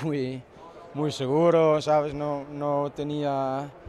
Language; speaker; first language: Spanish; non-native, fluent; Danish